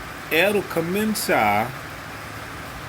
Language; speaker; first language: Spanish; non-native, learner; English